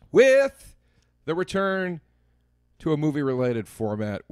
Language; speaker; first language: English; native; English